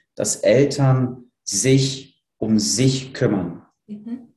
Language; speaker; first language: German; early bilingual, other home language; Polish